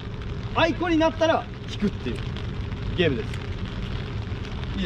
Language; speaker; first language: Japanese; native; Japanese